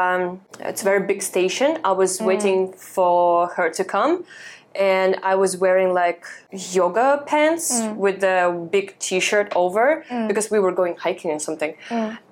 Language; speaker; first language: English; non-native, fluent; Russian